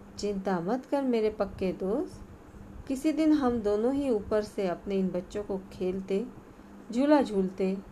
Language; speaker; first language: Hindi; non-native, local second language; Marathi